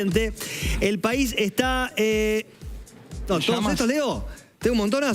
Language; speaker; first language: Spanish; native; Spanish